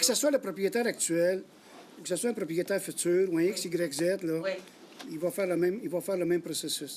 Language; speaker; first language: French; native; French